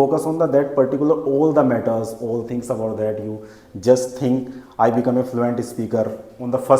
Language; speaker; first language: English; non-native, local second language; Hindi